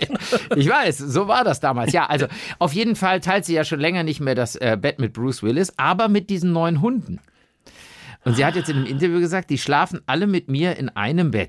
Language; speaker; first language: German; native; German